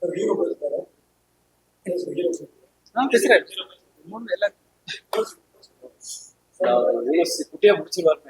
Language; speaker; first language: Tamil; native; Tamil